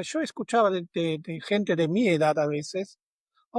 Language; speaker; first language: Spanish; non-native, fluent; German